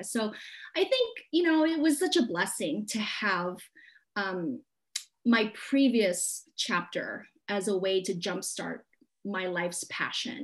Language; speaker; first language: English; non-native, local second language; Cantonese